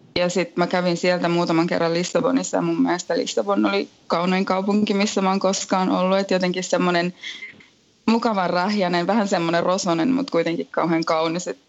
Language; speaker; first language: Finnish; native; Finnish